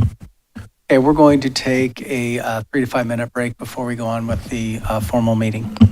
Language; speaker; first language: English; native; English